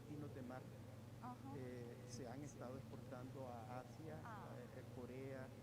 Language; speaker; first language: Spanish; native; Spanish